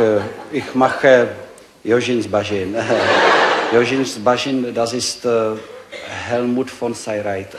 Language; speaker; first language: German; non-native, learner; Czech